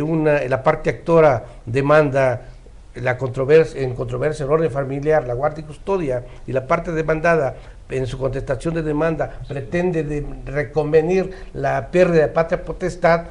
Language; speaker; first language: Spanish; native; Spanish